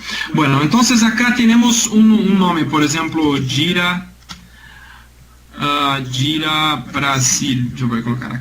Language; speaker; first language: Spanish; non-native, learner; Portuguese